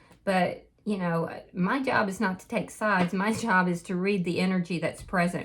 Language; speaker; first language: English; native; English